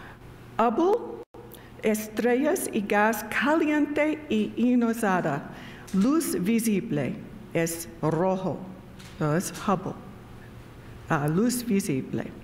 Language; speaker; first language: Spanish; non-native, learner; English